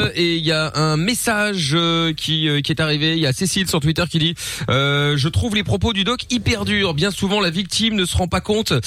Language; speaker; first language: French; early bilingual, other home language; Portuguese